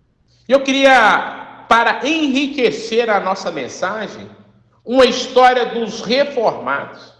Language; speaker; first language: Portuguese; native; Portuguese